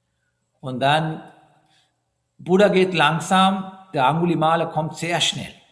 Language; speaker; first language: German; non-native, fluent; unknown